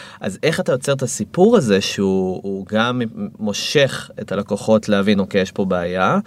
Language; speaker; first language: Hebrew; native; Hebrew